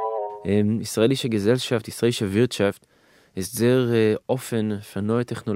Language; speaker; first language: German; non-native, fluent; Hebrew